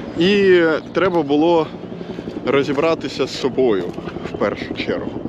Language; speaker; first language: Ukrainian; non-native, local second language; Russian